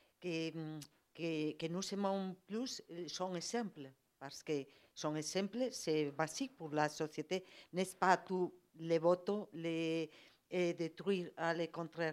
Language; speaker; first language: French; non-native, learner; Spanish